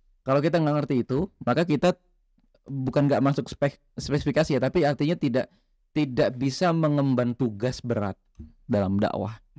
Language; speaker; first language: Indonesian; native; Indonesian